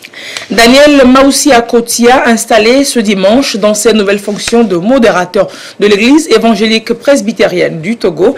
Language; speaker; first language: French; native; French